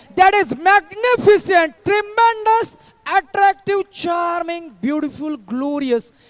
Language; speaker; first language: English; non-native, local second language; Marathi